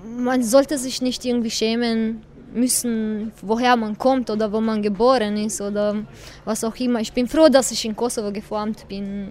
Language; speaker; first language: German; non-native, fluent; Albanian